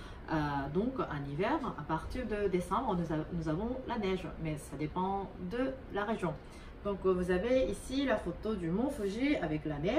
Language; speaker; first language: French; non-native, fluent; Japanese